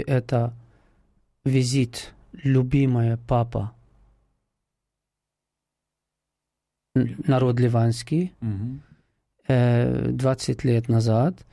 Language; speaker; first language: Russian; non-native, fluent; Arabic